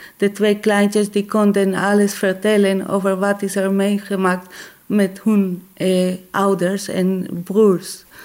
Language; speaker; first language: Dutch; non-native, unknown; Hebrew